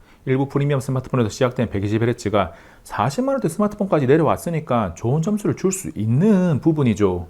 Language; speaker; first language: Korean; native; Korean